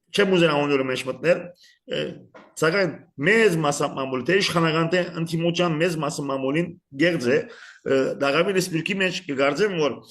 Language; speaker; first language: Armenian; early bilingual, heritage; Armenian